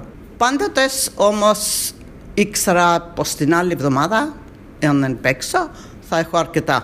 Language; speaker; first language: Greek; early bilingual, heritage; Greek